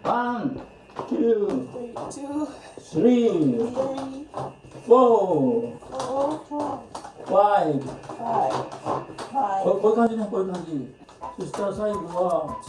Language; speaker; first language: Japanese; native; Japanese